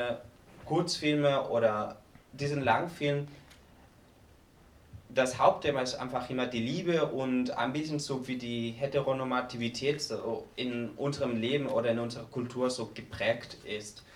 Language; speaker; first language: German; non-native, fluent; Spanish